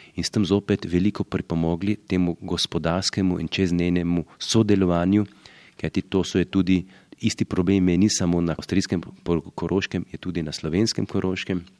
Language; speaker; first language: Slovenian; native; Slovenian